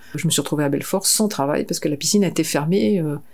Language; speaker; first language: French; native; French